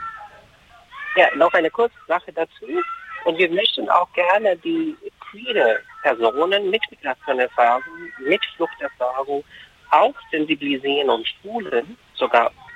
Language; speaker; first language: German; non-native, fluent; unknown